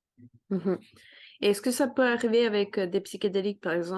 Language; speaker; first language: French; non-native, fluent; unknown